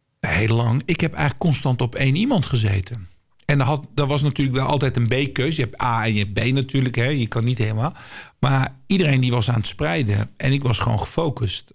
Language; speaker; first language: Dutch; early bilingual, other home language; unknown